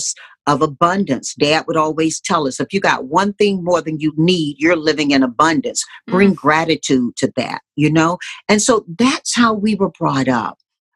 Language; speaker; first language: English; native; English